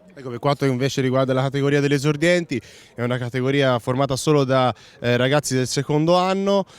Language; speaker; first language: Italian; native; Italian